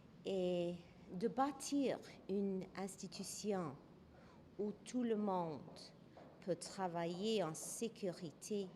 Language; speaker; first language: French; non-native, local second language; English